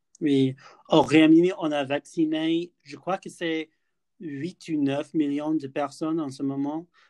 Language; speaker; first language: French; non-native, learner; English